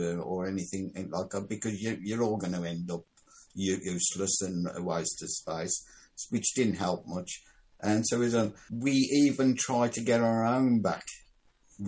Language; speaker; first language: English; native; English